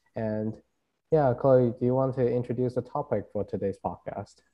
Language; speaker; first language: English; non-native, fluent; Chinese